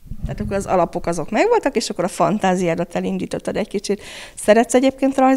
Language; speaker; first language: Hungarian; native; Hungarian